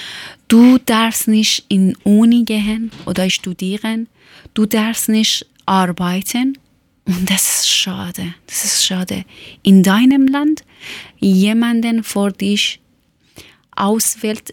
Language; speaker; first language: German; non-native, learner; Persian